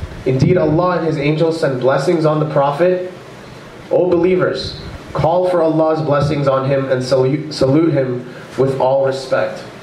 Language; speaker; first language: English; early bilingual, other home language; Urdu